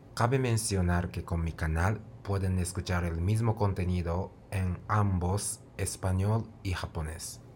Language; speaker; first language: Spanish; non-native, fluent; Japanese